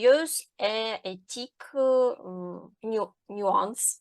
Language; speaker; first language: French; non-native, learner; Ukrainian